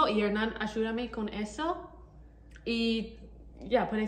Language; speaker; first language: Spanish; non-native, learner; English